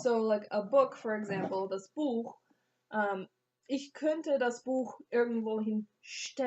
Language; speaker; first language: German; non-native, fluent; English